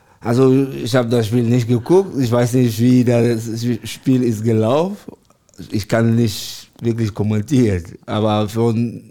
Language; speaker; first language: German; non-native, learner; French